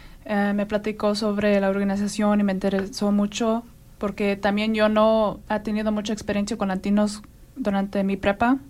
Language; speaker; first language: Spanish; early bilingual, heritage; Spanish